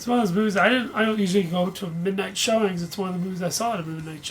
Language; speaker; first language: English; native; English